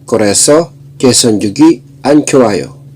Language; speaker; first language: Korean; non-native, learner; Filipino